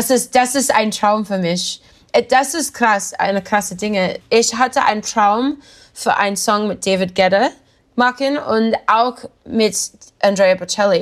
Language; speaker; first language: German; non-native, learner; English